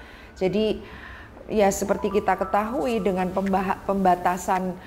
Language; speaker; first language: Indonesian; native; Indonesian